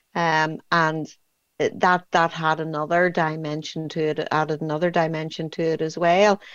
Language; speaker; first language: English; native; English